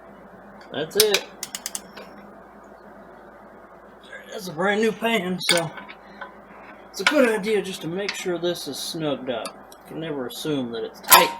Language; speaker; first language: English; native; English